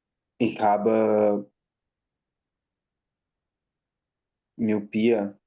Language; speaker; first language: German; non-native, learner; Portuguese